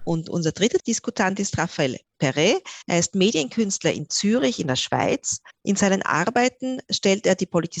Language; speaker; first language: German; native; German